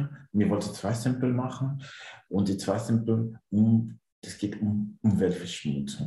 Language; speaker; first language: German; non-native, learner; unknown